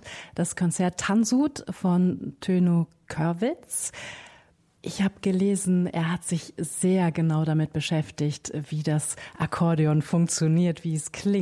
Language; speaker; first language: German; native; German